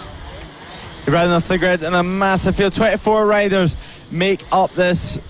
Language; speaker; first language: English; native; English